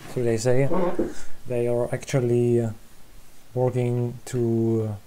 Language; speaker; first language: English; non-native, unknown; German